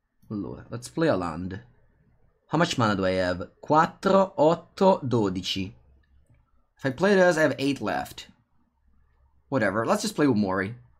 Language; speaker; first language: English; non-native, fluent; Italian